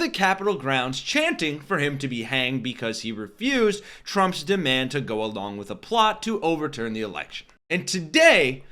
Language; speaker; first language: English; native; English